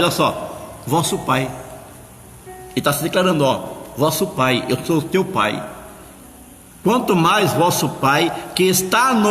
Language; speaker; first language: Portuguese; native; Portuguese